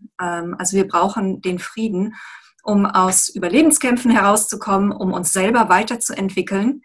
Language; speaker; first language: German; native; German